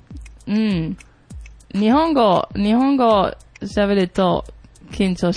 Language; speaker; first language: Japanese; non-native, learner; German